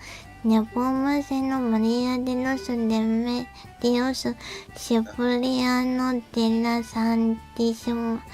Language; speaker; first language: Japanese; native; Japanese